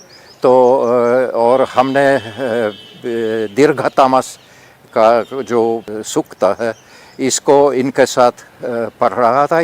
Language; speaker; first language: Hindi; non-native, fluent; Polish